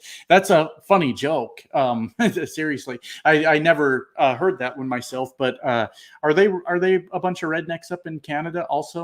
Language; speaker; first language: English; native; English